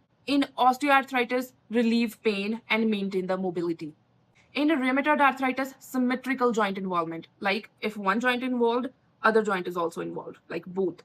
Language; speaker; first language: English; non-native, local second language; Punjabi